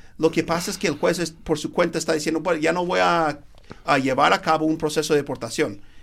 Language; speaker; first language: Spanish; non-native, fluent; English